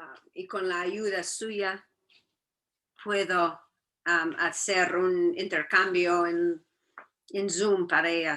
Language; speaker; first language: Spanish; non-native, fluent; English